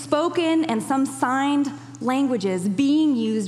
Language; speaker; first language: English; native; English